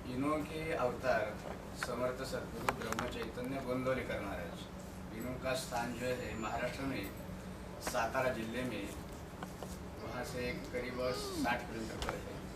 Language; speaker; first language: Hindi; non-native, local second language; Marathi